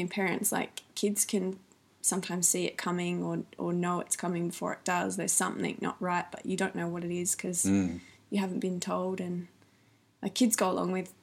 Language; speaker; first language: English; native; English